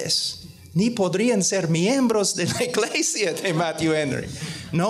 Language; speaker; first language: Spanish; non-native, fluent; English